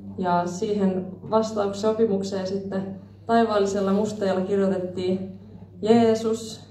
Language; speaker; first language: Finnish; native; Finnish